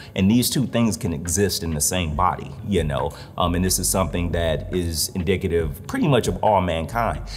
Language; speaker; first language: English; native; English